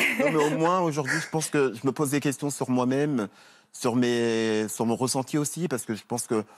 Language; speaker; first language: French; native; French